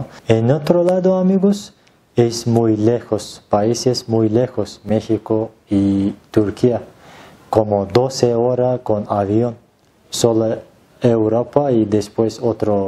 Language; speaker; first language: Spanish; non-native, learner; Turkish